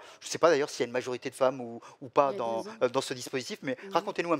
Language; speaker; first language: French; native; French